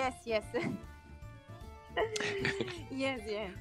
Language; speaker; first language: English; non-native, fluent; French